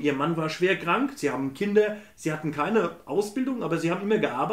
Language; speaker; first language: German; native; German